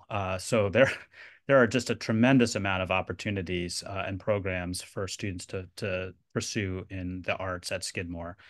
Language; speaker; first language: English; native; English